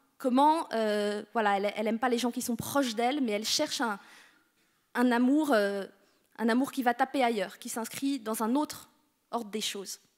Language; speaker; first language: French; native; French